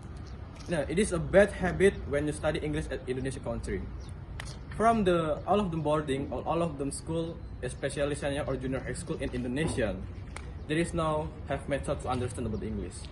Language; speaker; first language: English; non-native, learner; Indonesian